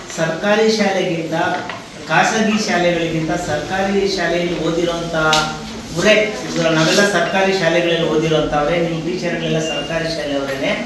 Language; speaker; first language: Kannada; native; Kannada